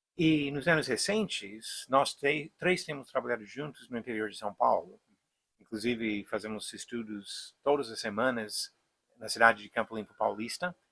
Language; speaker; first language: Portuguese; non-native, fluent; English